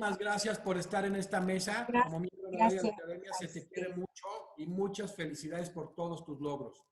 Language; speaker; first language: Spanish; native; Spanish